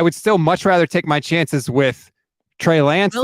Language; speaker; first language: English; native; English